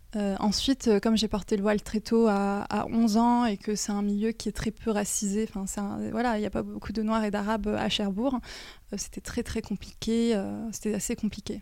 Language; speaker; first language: French; native; French